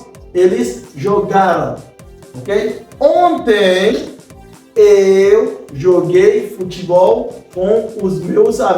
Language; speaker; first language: Portuguese; non-native, fluent; Haitian Creole